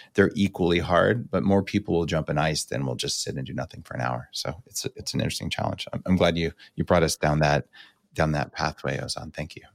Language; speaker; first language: English; native; English